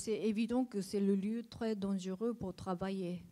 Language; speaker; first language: French; non-native, learner; Japanese